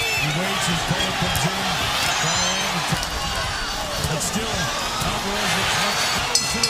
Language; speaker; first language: English; native; English